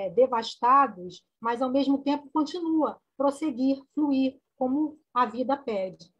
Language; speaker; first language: Portuguese; native; Portuguese